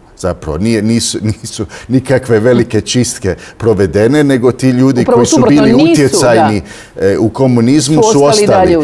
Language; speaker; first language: Croatian; early bilingual, heritage; Croatian